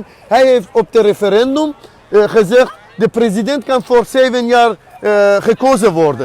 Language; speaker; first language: Dutch; non-native, learner; Azerbaijani